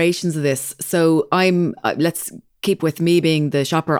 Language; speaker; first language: English; native; English